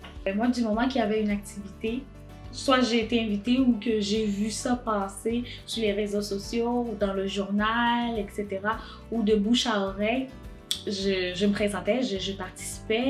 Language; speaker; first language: French; non-native, local second language; Haitian Creole